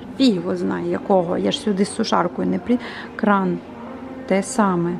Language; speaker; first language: Ukrainian; native; Ukrainian